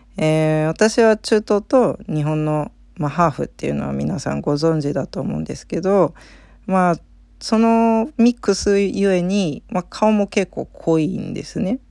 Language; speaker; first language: Japanese; native; Japanese